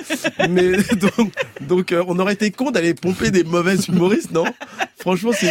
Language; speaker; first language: French; native; French